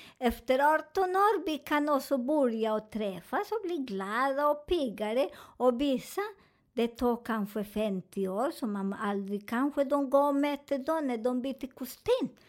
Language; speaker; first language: Swedish; non-native, learner; Spanish